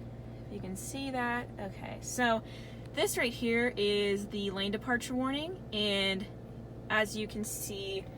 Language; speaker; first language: English; native; English